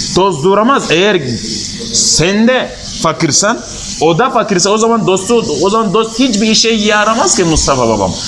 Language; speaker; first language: Turkish; non-native, fluent; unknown